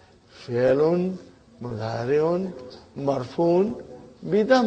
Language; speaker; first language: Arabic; non-native, fluent; Urdu